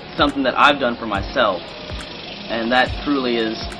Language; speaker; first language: English; native; English